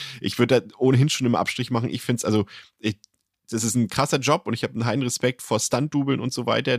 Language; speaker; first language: German; native; German